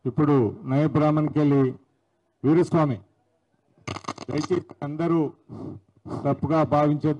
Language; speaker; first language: Telugu; native; Telugu